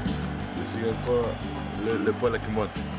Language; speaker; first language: French; non-native, fluent; Portuguese